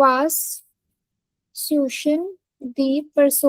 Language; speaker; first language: German; non-native, learner; Hindi